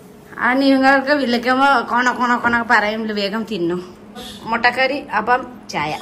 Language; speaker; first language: Malayalam; non-native, learner; Nepali